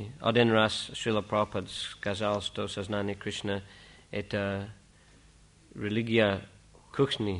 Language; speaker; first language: Russian; non-native, fluent; English